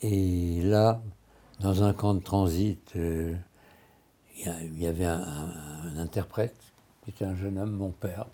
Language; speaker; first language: French; early bilingual, other home language; Russian